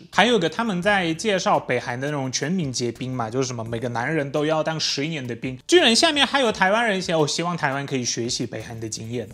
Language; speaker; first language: Chinese; non-native, fluent; Polish